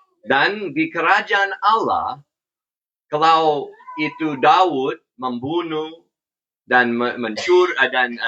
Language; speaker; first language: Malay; non-native, fluent; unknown